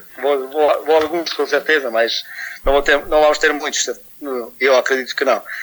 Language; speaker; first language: Portuguese; non-native, fluent; Serbian